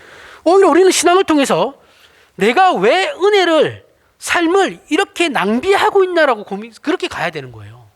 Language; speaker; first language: Korean; native; Korean